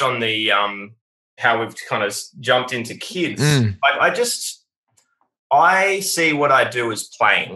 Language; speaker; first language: English; native; English